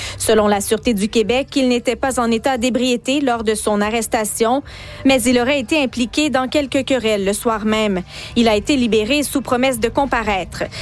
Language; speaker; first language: French; native; French